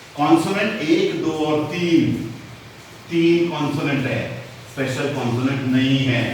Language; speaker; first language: Hindi; non-native, local second language; Konkani